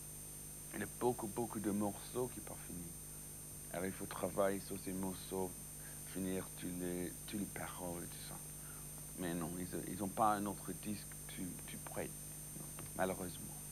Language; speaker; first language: French; non-native, learner; English